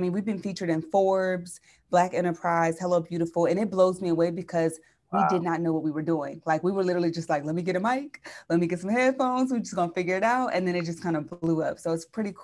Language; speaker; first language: English; native; English